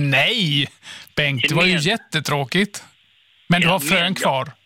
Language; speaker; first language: Swedish; native; Swedish